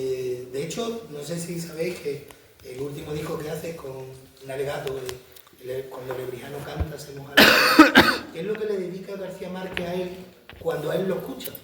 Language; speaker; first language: Spanish; native; Spanish